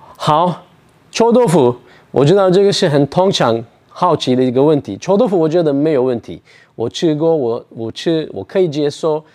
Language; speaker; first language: Chinese; non-native, fluent; Turkish